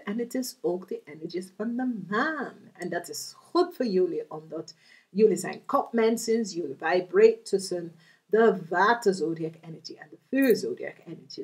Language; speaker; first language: Dutch; non-native, learner; English